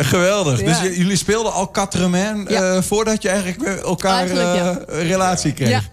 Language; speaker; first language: Dutch; native; Dutch